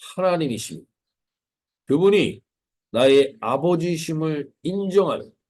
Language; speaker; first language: Korean; native; Korean